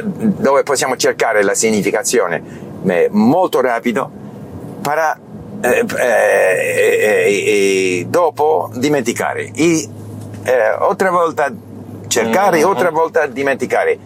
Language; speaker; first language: Italian; non-native, learner; English